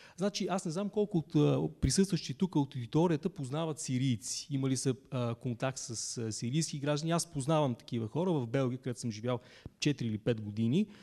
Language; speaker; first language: Bulgarian; native; Bulgarian